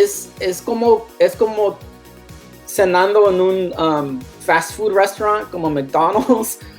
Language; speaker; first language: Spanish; early bilingual, heritage; Spanish